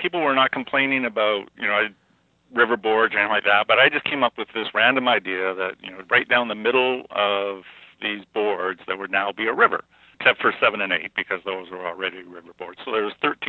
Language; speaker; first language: English; native; English